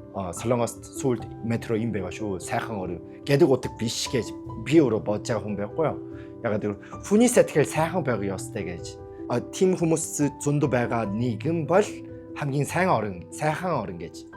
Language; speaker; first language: Mongolian; non-native, learner; Korean